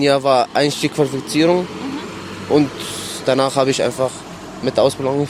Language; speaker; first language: German; non-native, learner; Arabic